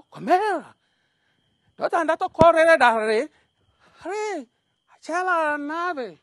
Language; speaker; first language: Italian; non-native, learner; Yoruba